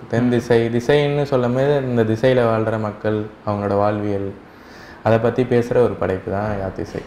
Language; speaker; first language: Tamil; native; Tamil